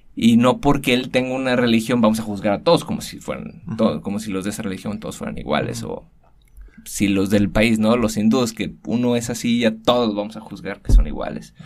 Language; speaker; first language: Spanish; native; Spanish